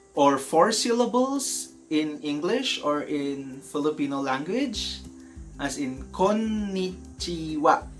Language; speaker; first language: English; non-native, local second language; Iloko